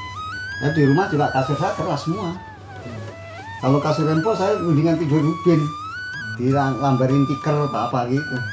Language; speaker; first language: Indonesian; non-native, local second language; Javanese